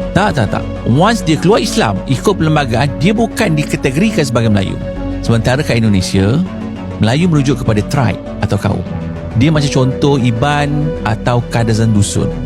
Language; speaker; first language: Malay; native; Malay